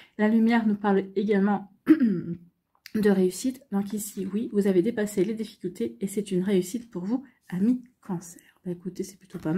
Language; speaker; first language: French; native; French